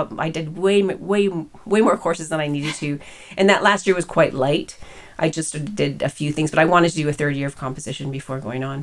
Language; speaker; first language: English; native; English